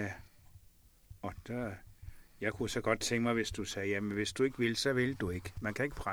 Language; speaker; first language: Danish; native; Danish